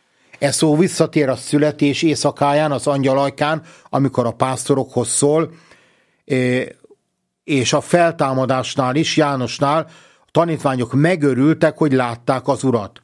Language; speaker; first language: Hungarian; native; Hungarian